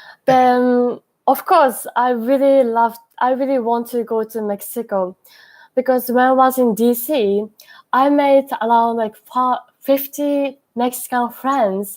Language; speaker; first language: English; non-native, learner; Japanese